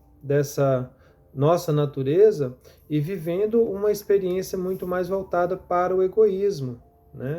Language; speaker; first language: Portuguese; native; Portuguese